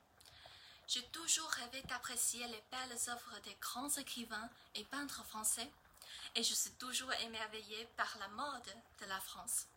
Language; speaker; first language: French; non-native, learner; Chinese